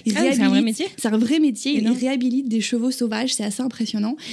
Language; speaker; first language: French; native; French